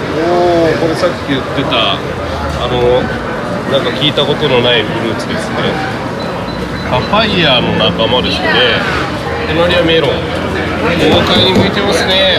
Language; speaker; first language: Japanese; native; Japanese